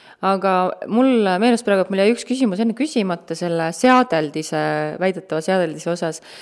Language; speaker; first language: Estonian; native; Estonian